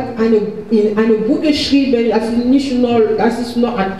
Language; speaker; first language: German; non-native, learner; French